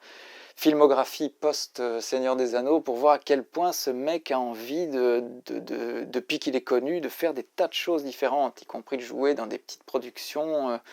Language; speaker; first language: French; native; French